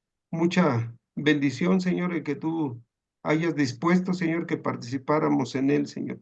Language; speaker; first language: Spanish; native; Spanish